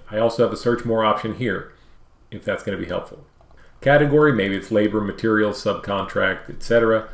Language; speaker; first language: English; native; English